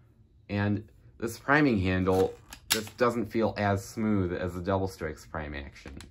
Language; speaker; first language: English; native; English